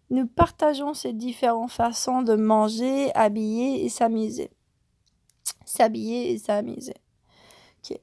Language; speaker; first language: French; non-native, fluent; Spanish